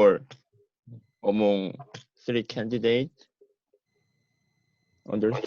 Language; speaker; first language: English; non-native, learner; Korean